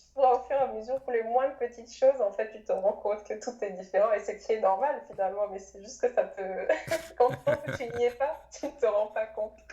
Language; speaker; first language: French; native; French